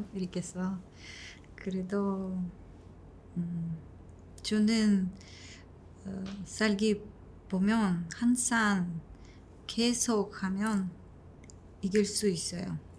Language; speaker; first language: Korean; non-native, learner; Russian